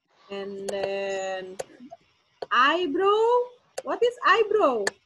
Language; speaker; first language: English; non-native, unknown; Indonesian